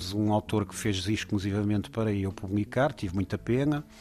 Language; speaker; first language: Portuguese; native; Portuguese